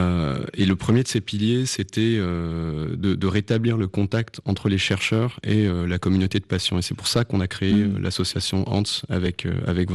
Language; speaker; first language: French; native; French